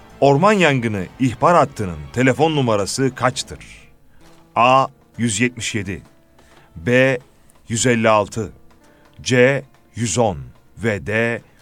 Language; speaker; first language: Turkish; native; Turkish